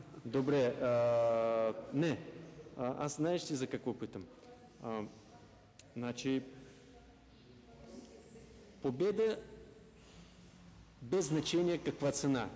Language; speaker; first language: Bulgarian; non-native, learner; Russian